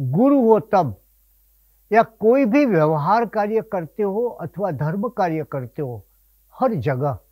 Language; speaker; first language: Hindi; non-native, local second language; Gujarati